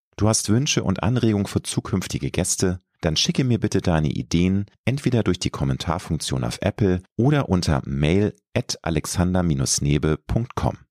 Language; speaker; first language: German; native; German